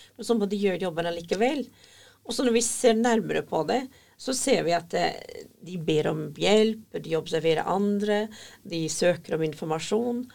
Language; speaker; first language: Norwegian; non-native, fluent; English